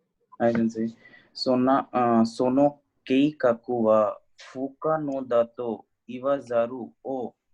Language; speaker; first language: Japanese; non-native, learner; Hindi